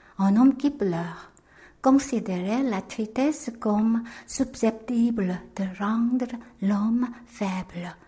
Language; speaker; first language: French; non-native, fluent; Korean